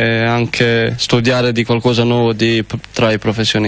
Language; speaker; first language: Italian; non-native, fluent; Croatian